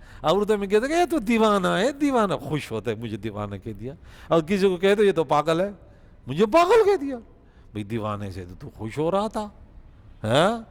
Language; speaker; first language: Urdu; non-native, local second language; Pashto